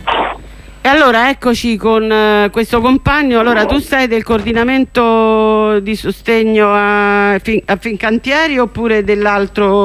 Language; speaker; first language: Italian; native; Italian